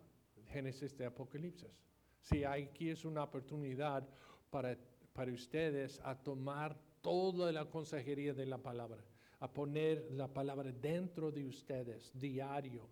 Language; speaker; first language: Spanish; non-native, fluent; English